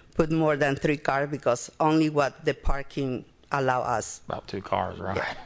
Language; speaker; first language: English; non-native, learner; Spanish